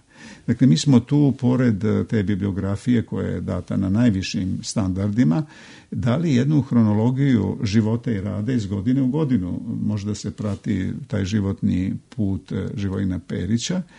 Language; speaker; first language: Serbian; native; Serbian